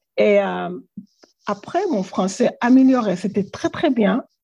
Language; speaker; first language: French; non-native, learner; English